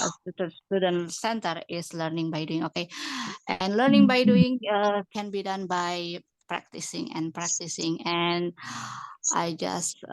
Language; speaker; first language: English; non-native, fluent; Indonesian